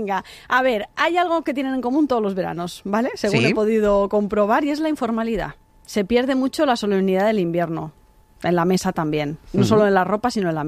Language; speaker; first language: Spanish; native; Spanish